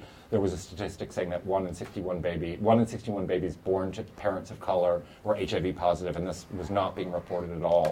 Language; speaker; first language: English; native; English